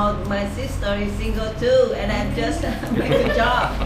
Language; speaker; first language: English; non-native, learner; Vietnamese